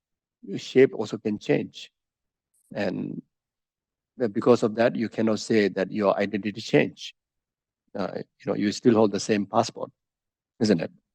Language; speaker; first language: English; non-native, fluent; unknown